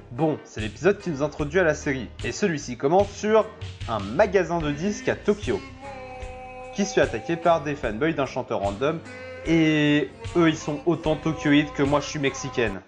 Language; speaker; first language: French; native; French